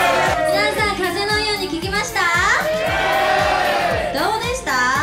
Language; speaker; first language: Japanese; non-native, learner; Korean